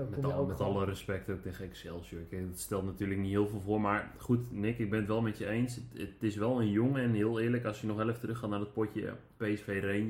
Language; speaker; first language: Dutch; native; Dutch